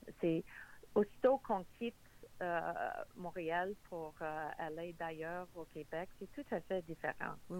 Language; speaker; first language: French; non-native, local second language; English